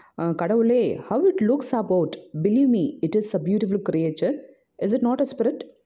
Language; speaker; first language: English; non-native, local second language; Tamil